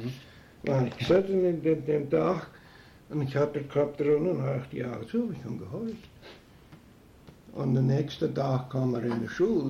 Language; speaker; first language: German; early bilingual, heritage; German